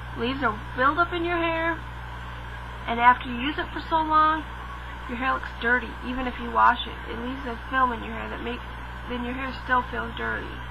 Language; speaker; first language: English; native; English